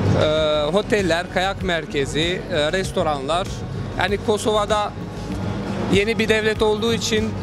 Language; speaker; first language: Turkish; non-native, fluent; Albanian